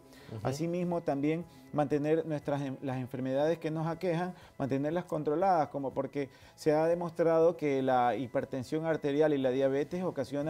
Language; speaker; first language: Spanish; native; Spanish